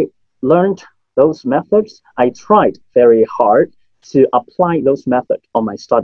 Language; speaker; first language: English; non-native, local second language; Cantonese